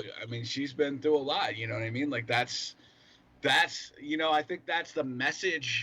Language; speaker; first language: English; native; English